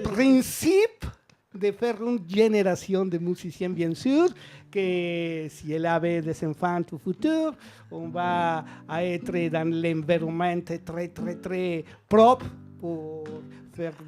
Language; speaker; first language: French; non-native, learner; Spanish